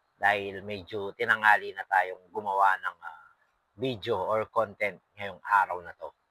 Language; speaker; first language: Filipino; non-native, local second language; Pampanga